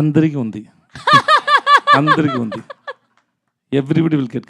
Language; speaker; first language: Telugu; non-native, learner; Tamil